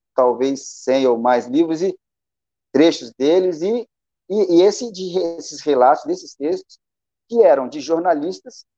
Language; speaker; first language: Portuguese; native; Portuguese